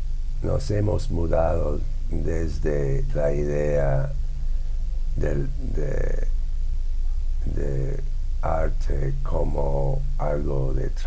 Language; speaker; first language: Spanish; non-native, fluent; English